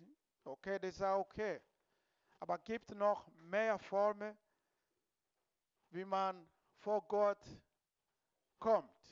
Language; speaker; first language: German; non-native, learner; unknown